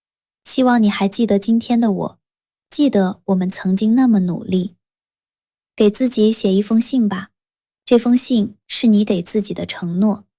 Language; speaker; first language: Chinese; non-native, fluent; Vietnamese